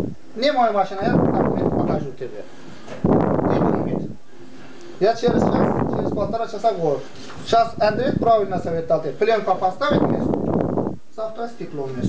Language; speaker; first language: Russian; non-native, learner; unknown